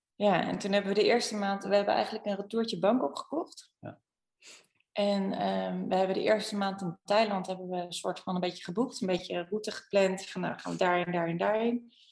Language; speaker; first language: Dutch; native; Dutch